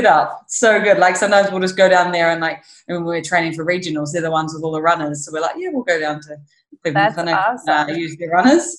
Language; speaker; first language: English; native; English